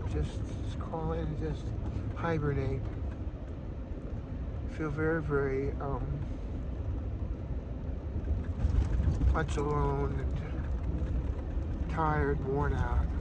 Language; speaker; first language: English; native; English